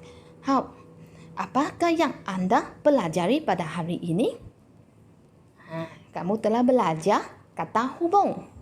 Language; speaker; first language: Indonesian; non-native, local second language; Chinese